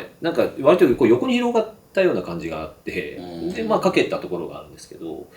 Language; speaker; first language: Japanese; native; Japanese